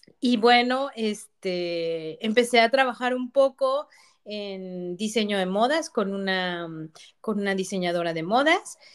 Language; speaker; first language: Spanish; native; Spanish